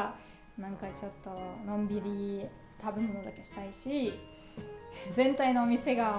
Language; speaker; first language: Japanese; non-native, learner; German